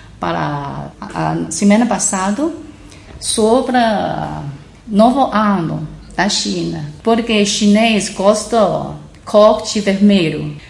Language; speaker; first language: Portuguese; non-native, learner; Chinese